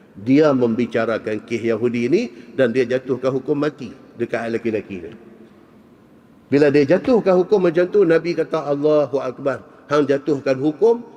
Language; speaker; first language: Malay; native; Malay